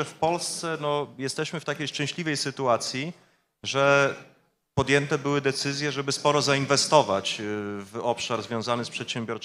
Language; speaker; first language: Polish; native; Polish